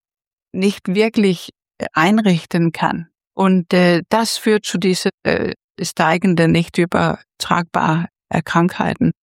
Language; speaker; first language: German; non-native, fluent; Danish